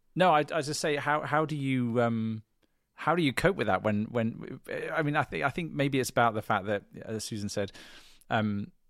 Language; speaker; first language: English; native; English